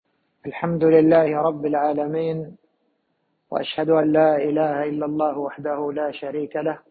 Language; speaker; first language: Arabic; native; Arabic